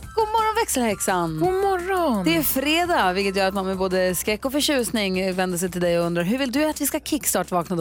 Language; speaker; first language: Swedish; native; Swedish